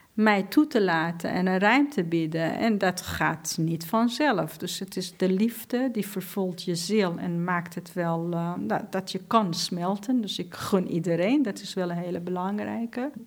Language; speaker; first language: Dutch; non-native, fluent; Persian